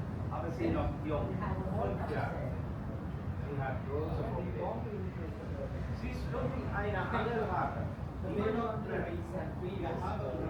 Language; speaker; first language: German; non-native, learner; Sinhala